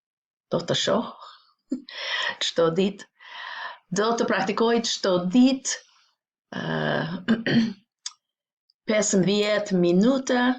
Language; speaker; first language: Albanian; non-native, learner; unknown